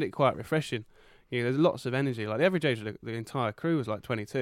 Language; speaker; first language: English; native; English